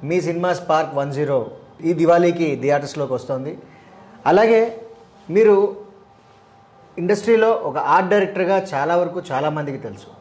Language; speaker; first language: Telugu; native; Telugu